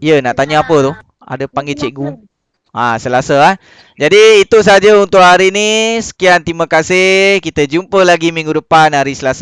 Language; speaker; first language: Malay; native; Malay